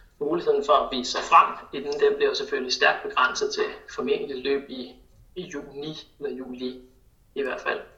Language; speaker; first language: Danish; native; Danish